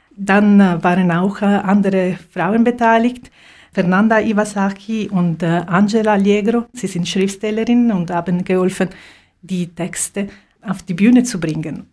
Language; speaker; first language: German; non-native, fluent; Italian